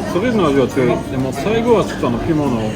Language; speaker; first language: Japanese; non-native, fluent; French